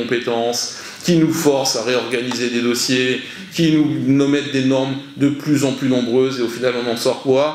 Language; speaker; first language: French; native; French